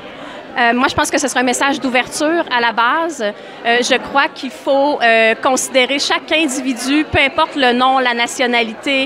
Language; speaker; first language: French; native; French